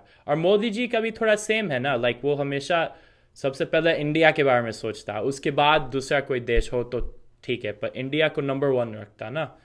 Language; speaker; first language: Hindi; non-native, fluent; English